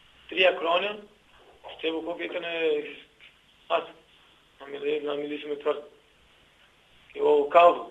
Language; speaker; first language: Greek; non-native, learner; Portuguese